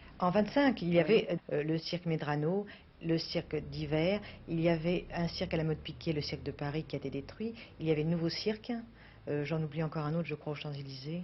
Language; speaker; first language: French; native; French